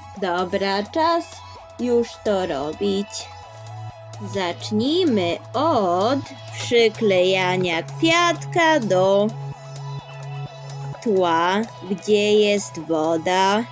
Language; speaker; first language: Polish; early bilingual, heritage; Polish